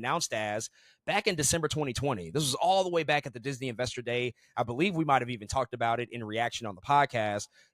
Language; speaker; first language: English; native; English